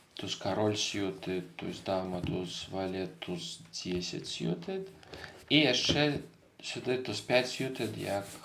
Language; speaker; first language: Belarusian; non-native, local second language; Russian